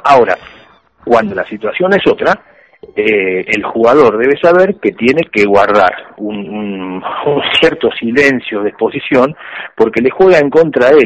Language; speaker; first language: Spanish; native; Spanish